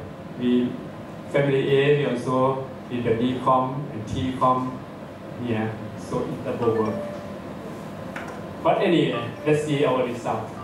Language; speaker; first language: English; non-native, fluent; Thai